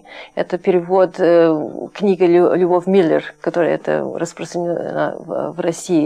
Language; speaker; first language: Russian; non-native, fluent; English